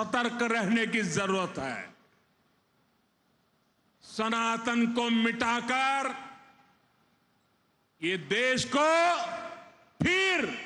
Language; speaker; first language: Hindi; native; Hindi